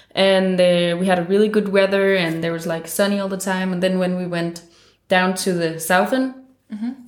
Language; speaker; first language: English; non-native, fluent; Danish